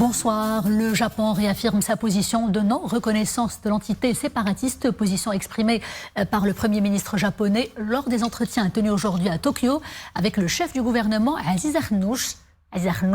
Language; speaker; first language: French; non-native, local second language; Arabic